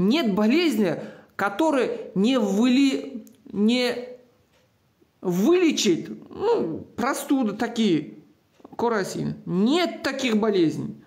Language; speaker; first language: Russian; non-native, local second language; Uzbek